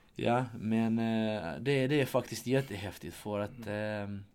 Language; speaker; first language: Swedish; non-native, fluent; Russian